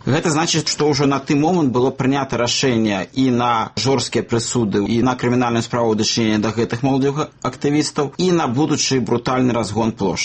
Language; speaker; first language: Belarusian; native; Belarusian